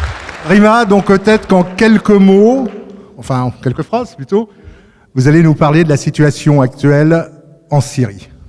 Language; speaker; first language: French; native; French